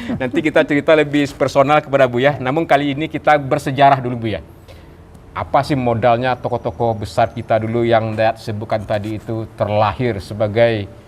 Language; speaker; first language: Indonesian; non-native, local second language; Minangkabau